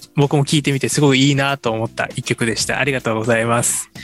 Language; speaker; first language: Japanese; native; Japanese